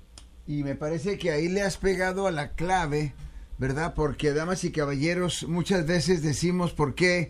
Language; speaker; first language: Spanish; native; Spanish